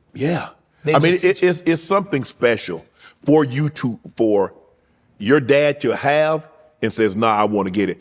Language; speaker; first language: English; native; English